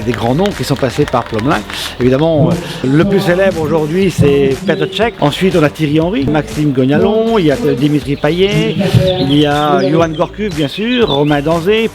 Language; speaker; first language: French; native; French